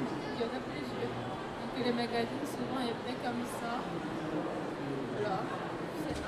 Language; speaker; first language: French; non-native, fluent; Japanese